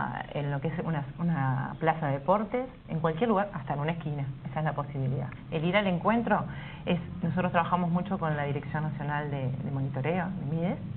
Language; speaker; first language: Spanish; native; Spanish